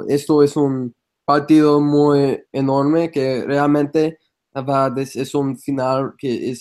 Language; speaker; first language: Spanish; non-native, fluent; English